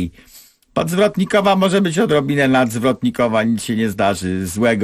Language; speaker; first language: Polish; native; Polish